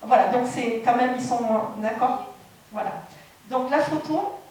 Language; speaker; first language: French; native; French